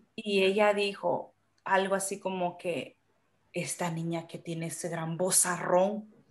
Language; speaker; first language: Spanish; native; Spanish